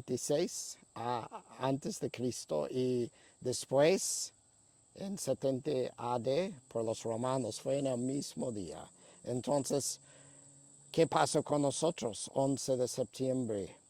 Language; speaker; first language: Spanish; non-native, fluent; English